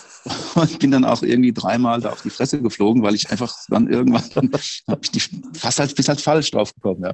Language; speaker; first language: German; native; German